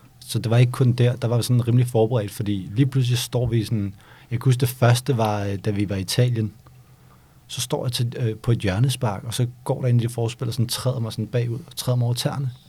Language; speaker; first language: Danish; early bilingual, other home language; Bosnian